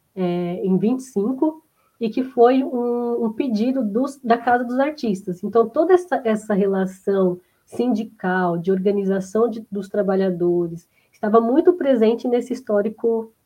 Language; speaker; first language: Portuguese; native; Portuguese